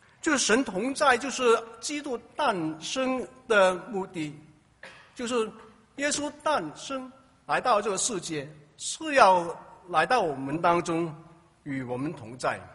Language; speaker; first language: Chinese; native; Chinese